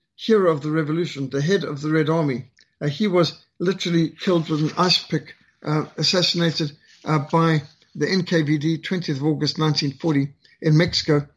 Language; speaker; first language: English; native; English